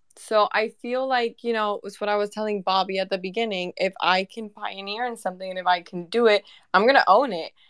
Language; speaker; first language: English; early bilingual, other home language; Spanish